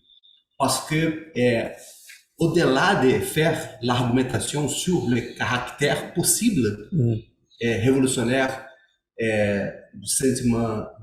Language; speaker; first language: French; non-native, learner; Portuguese